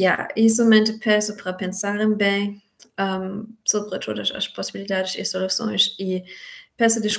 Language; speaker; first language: Portuguese; non-native, fluent; German